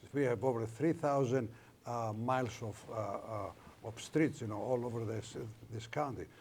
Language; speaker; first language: English; non-native, fluent; Greek